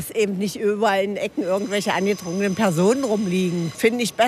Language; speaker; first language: German; native; German